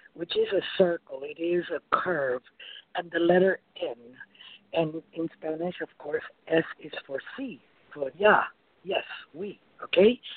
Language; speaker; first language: English; non-native, fluent; Spanish